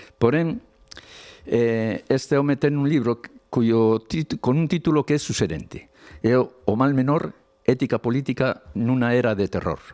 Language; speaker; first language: Galician; non-native, local second language; Spanish